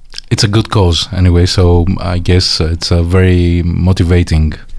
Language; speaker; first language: English; non-native, fluent; Greek